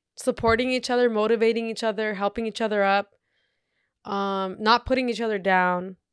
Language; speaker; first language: English; native; English